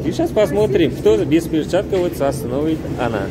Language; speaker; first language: Russian; non-native, learner; Tajik